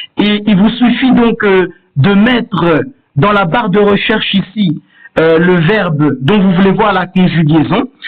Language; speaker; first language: French; native; French